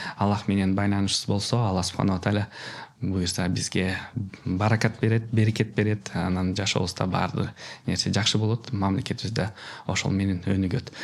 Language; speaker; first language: Kyrgyz; non-native, local second language; Russian